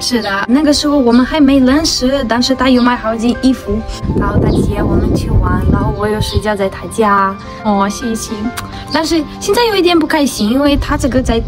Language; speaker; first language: Chinese; non-native, learner; Ukrainian